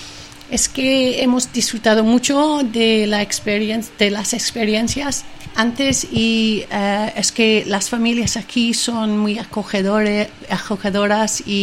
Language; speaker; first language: Spanish; non-native, fluent; English